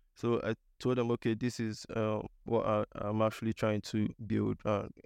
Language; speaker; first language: English; non-native, local second language; Igbo